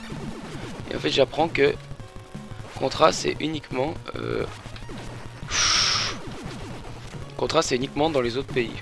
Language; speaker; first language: French; native; French